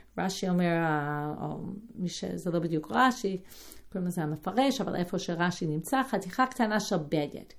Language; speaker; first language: Hebrew; non-native, fluent; English